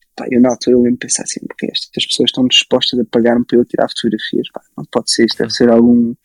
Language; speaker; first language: Portuguese; early bilingual, other home language; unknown